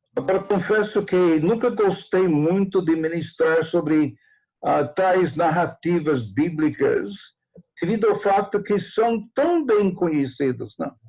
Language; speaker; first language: Portuguese; non-native, fluent; English